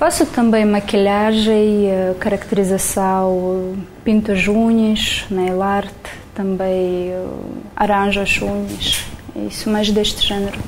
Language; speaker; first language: Portuguese; non-native, learner; Romanian